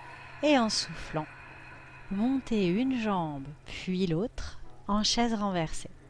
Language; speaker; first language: French; native; French